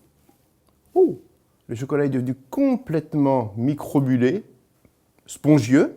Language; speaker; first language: French; native; French